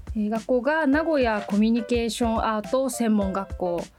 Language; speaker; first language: Japanese; native; Japanese